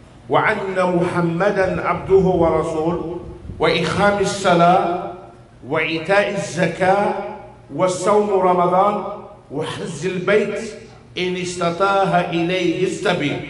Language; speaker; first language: Arabic; non-native, fluent; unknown